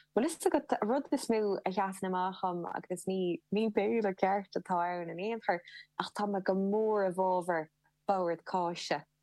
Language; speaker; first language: Irish; non-native, local second language; English